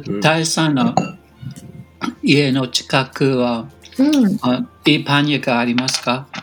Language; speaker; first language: Japanese; non-native, learner; English